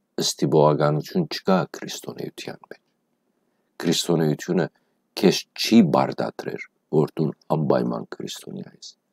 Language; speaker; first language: Armenian; native; Armenian